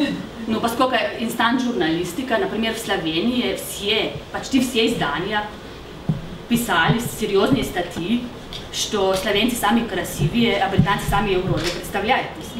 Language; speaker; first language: Russian; non-native, fluent; Slovenian